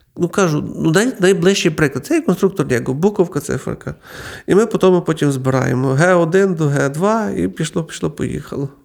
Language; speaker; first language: Ukrainian; native; Ukrainian